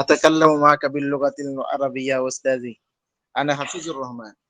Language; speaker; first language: Arabic; non-native, learner; Bangla